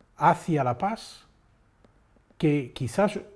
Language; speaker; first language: Spanish; non-native, fluent; Dutch